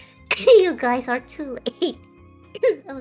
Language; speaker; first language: English; non-native, fluent; Indonesian